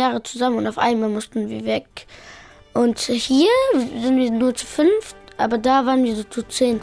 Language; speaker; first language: German; early bilingual, other home language; Pashto